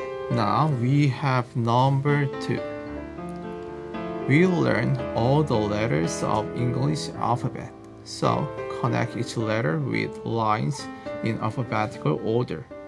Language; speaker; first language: English; non-native, fluent; Korean